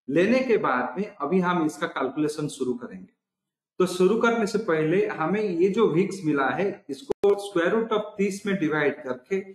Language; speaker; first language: Hindi; non-native, local second language; Odia